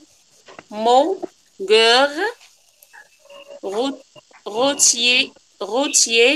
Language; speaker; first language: French; non-native, local second language; Arabic